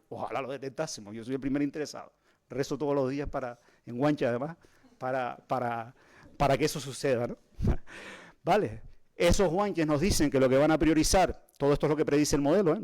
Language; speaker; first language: Spanish; native; Spanish